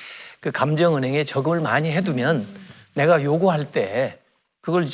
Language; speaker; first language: Korean; native; Korean